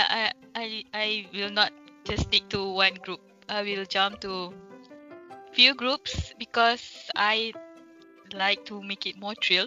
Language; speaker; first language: English; non-native, local second language; Malay